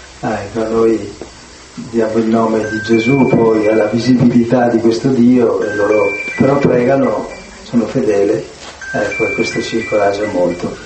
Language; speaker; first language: Italian; native; Italian